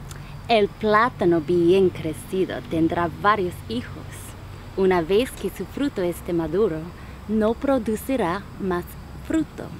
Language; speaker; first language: Spanish; non-native, learner; English